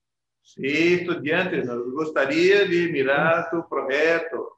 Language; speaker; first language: Portuguese; non-native, learner; Spanish